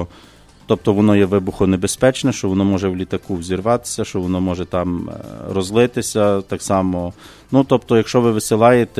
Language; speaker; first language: Ukrainian; native; Ukrainian